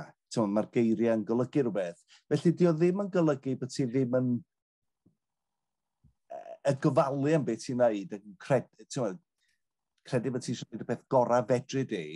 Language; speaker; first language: Welsh; native; Welsh